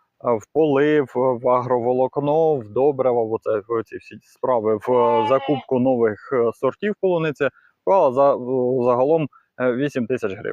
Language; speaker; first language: Ukrainian; non-native, local second language; Russian